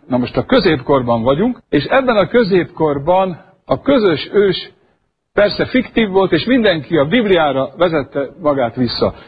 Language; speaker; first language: Hungarian; native; Hungarian